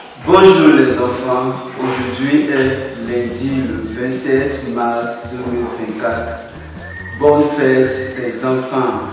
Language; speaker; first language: French; non-native, fluent; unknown